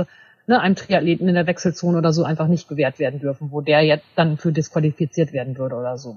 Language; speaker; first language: German; native; German